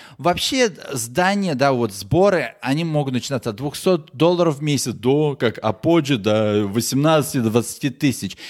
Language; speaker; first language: Russian; early bilingual, heritage; Russian